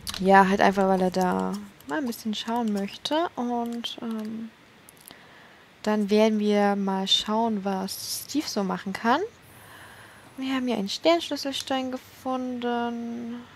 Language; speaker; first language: German; native; German